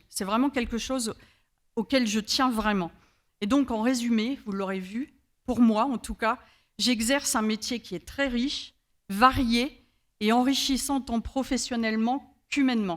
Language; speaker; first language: French; native; French